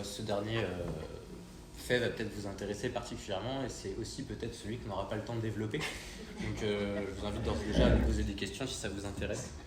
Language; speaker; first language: French; native; French